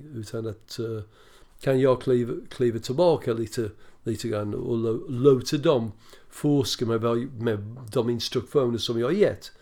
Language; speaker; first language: Swedish; non-native, fluent; English